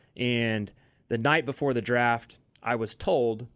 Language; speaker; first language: English; native; English